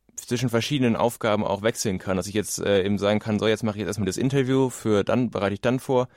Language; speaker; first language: German; native; German